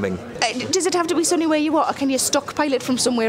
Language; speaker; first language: English; native; English